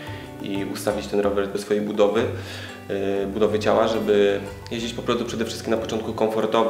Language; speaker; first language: Polish; native; Polish